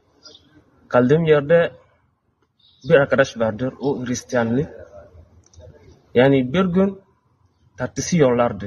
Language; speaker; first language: Turkish; non-native, learner; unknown